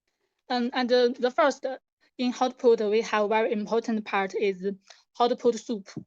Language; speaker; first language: English; non-native, learner; Chinese